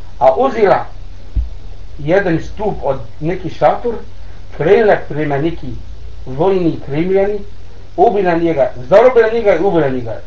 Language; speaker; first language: Bosnian; non-native, learner; Arabic